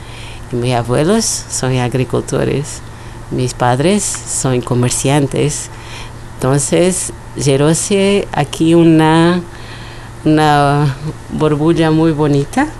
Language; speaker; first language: Spanish; non-native, learner; Portuguese